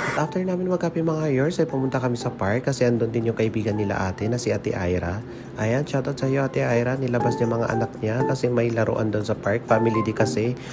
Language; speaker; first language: Filipino; non-native, local second language; Maranao